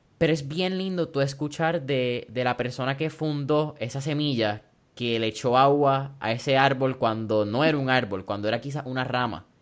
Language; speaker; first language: Spanish; early bilingual, heritage; Spanish